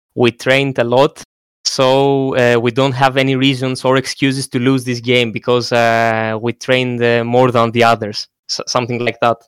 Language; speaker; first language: English; non-native, fluent; Greek